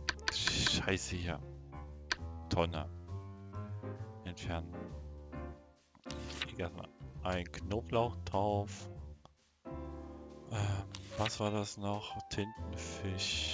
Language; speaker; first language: German; native; German